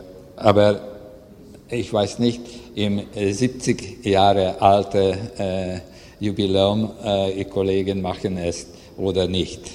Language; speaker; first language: German; non-native, learner; Hungarian